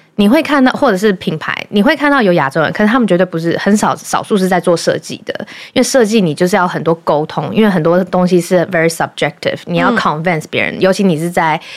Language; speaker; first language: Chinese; early bilingual, heritage; Chinese